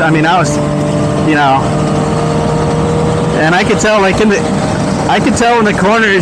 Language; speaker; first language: English; native; English